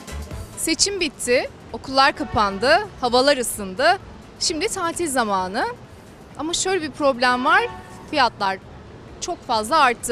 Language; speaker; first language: Turkish; native; Turkish